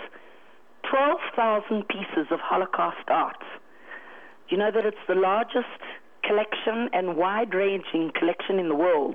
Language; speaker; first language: English; native; English